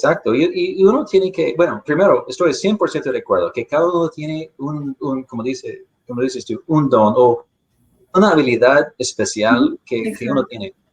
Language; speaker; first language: Spanish; non-native, fluent; English